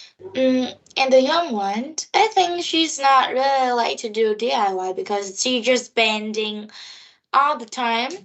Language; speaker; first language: English; non-native, learner; Vietnamese